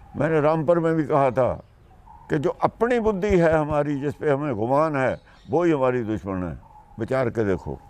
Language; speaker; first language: Hindi; non-native, local second language; Punjabi